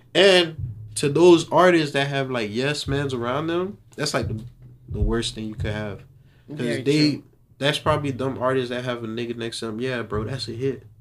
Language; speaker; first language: English; early bilingual, other home language; Haitian Creole